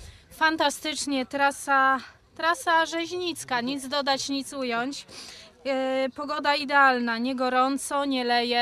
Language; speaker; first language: Polish; native; Polish